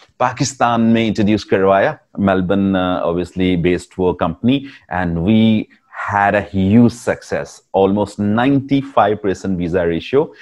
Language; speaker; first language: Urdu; non-native, local second language; Punjabi